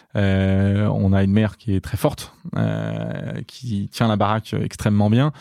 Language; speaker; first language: French; native; French